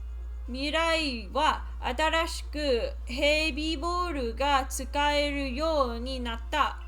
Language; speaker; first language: Japanese; non-native, learner; English